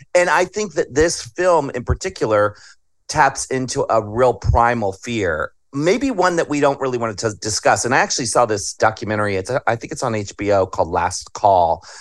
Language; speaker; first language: English; native; English